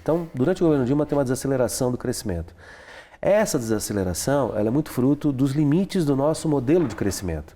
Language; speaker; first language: Portuguese; native; Portuguese